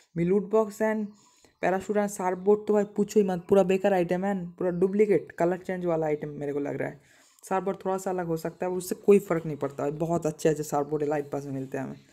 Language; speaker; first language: Hindi; non-native, local second language; Bangla